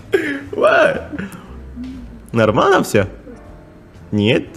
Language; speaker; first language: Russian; non-native, learner; Indonesian